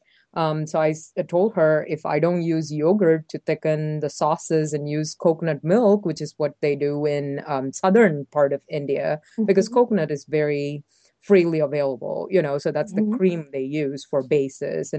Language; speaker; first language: English; non-native, local second language; Tamil